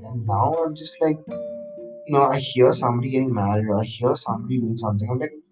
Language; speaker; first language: English; non-native, local second language; Malayalam